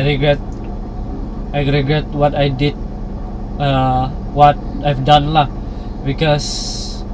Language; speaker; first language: English; non-native, local second language; Malay